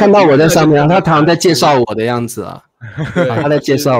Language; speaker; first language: Chinese; native; Chinese